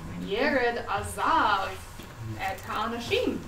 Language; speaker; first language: Hebrew; non-native, learner; English